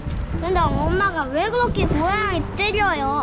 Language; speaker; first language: Korean; early bilingual, heritage; Korean